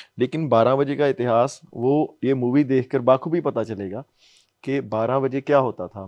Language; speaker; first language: Hindi; non-native, local second language; Punjabi